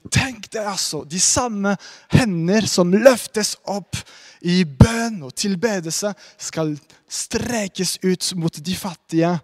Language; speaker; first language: Norwegian; non-native, fluent; French